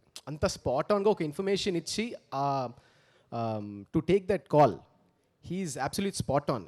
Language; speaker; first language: Telugu; early bilingual, heritage; Telugu